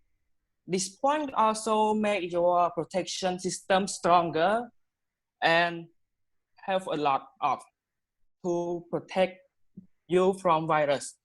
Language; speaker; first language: English; non-native, learner; Khmer